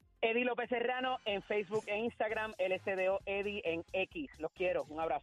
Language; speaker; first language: Spanish; native; Spanish